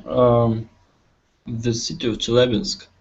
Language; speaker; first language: English; non-native, learner; Russian